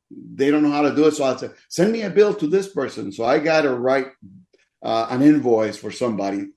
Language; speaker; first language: English; non-native, fluent; Spanish